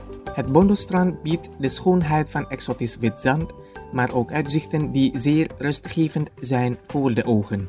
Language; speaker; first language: Dutch; non-native, fluent; Indonesian